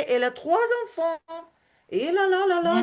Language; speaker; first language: French; non-native, learner; Ukrainian